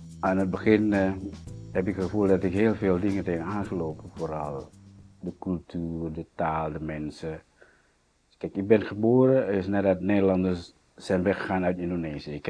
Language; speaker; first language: Dutch; non-native, fluent; Indonesian